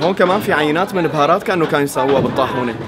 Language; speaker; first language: Arabic; native; Arabic